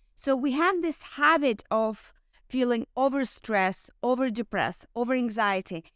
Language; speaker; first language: English; non-native, fluent; Ukrainian